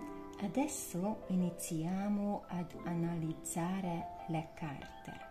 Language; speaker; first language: Italian; non-native, learner; Hungarian